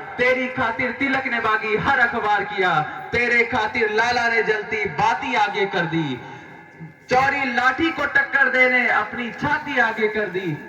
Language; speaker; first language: Hindi; native; Hindi